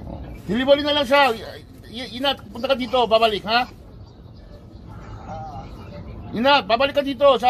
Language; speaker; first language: Filipino; non-native, fluent; Korean